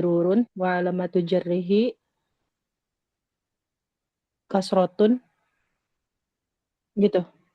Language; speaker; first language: Arabic; non-native, learner; Indonesian